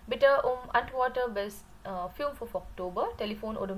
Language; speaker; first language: German; non-native, learner; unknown